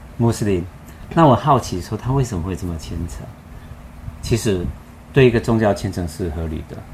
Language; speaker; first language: Chinese; native; Chinese